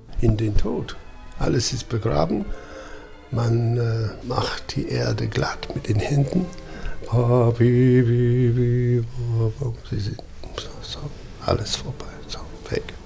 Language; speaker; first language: German; non-native, fluent; English